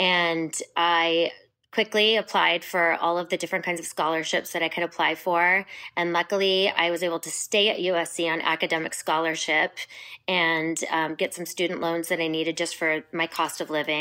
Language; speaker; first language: English; native; English